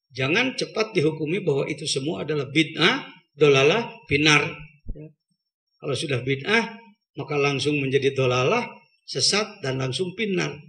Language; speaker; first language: Indonesian; non-native, local second language; Sundanese